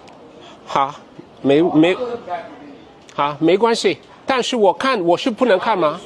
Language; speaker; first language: Chinese; non-native, fluent; English